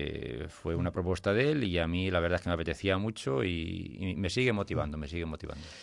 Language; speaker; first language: Spanish; native; Spanish